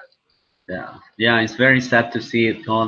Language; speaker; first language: English; non-native, fluent; Spanish